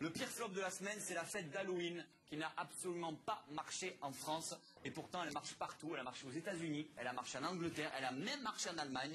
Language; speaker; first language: French; native; French